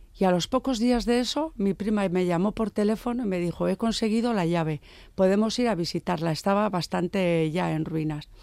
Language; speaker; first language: Spanish; native; Spanish